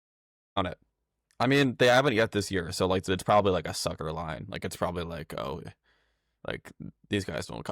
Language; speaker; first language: English; native; English